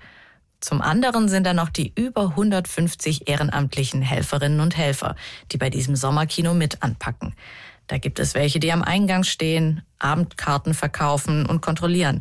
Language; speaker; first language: German; native; German